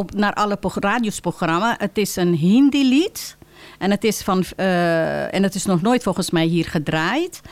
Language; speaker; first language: Dutch; early bilingual, other home language; Caribbean Hindustani